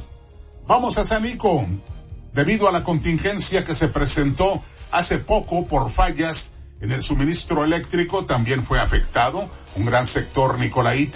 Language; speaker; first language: Spanish; native; Spanish